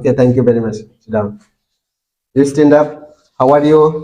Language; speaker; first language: English; non-native, fluent; Bangla